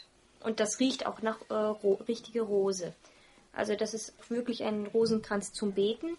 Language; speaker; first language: German; early bilingual, other home language; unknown